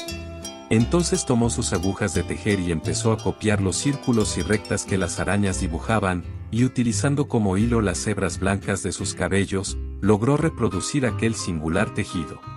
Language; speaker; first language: Spanish; native; Spanish